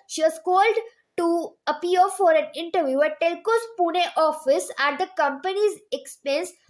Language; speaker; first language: English; non-native, local second language; Punjabi